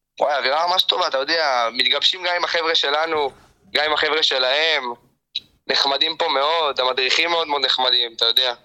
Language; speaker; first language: Hebrew; native; Hebrew